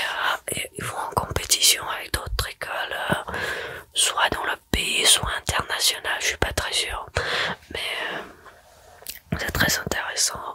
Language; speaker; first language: French; early bilingual, heritage; French